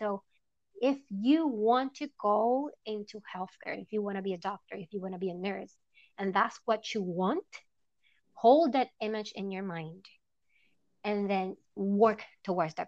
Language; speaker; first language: English; non-native, fluent; Spanish